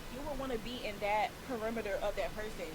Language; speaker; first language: English; native; English